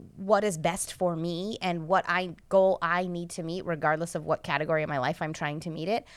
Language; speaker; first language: English; native; English